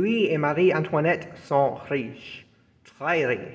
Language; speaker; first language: French; non-native, fluent; English